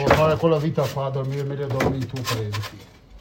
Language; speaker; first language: Italian; non-native, learner; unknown